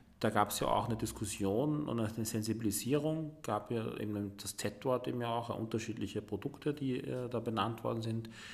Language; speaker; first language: German; native; German